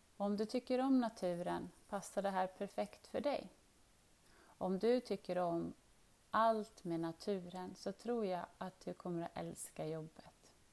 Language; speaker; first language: Swedish; non-native, learner; Arabic